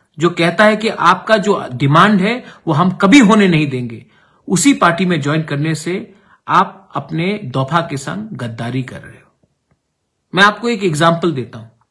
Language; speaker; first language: Hindi; non-native, local second language; Kok Borok